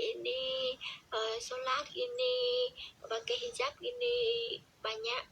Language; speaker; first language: Indonesian; non-native, learner; Vietnamese